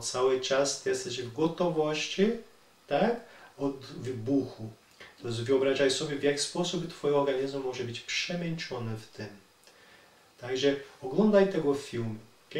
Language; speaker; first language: Polish; non-native, learner; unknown